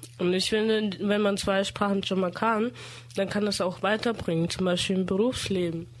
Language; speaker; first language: German; early bilingual, other home language; Russian